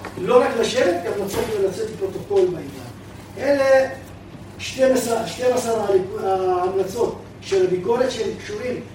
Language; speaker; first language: Hebrew; non-native, local second language; Arabic